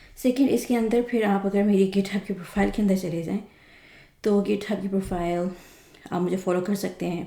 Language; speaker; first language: Urdu; native; Urdu